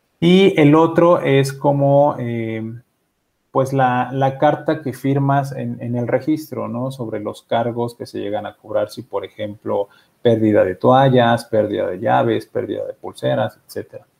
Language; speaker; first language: Spanish; native; Spanish